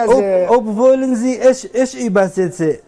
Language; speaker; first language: German; non-native, learner; Kurdish